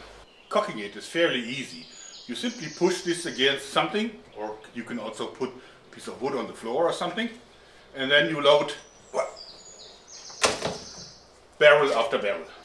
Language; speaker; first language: English; non-native, fluent; German